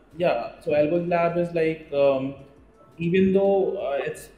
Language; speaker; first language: English; non-native, local second language; Hindi